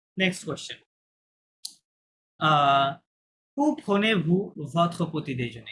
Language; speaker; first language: French; non-native, fluent; Bangla